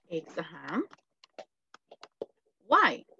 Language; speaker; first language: English; non-native, fluent; Spanish